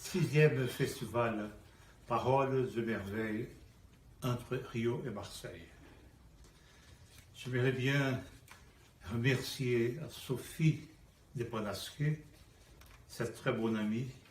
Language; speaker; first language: French; non-native, fluent; Portuguese